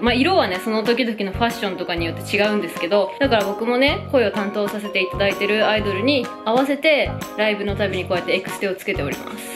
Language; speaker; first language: Japanese; native; Japanese